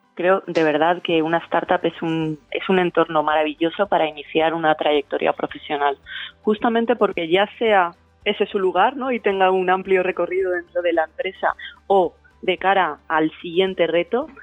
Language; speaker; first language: Spanish; native; Spanish